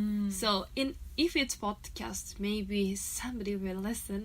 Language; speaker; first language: English; non-native, fluent; Japanese